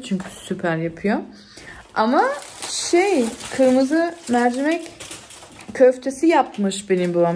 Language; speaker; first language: Turkish; early bilingual, heritage; Turkish